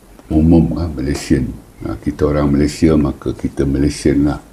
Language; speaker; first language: Malay; native; Malay